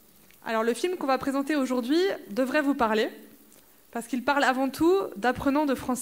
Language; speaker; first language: French; native; French